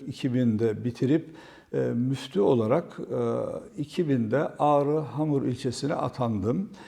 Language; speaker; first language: Turkish; native; Turkish